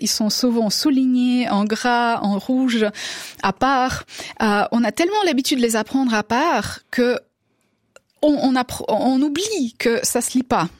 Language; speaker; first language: French; non-native, fluent; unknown